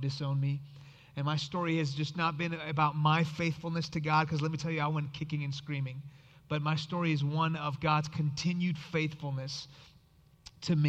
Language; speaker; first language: English; early bilingual, other home language; Persian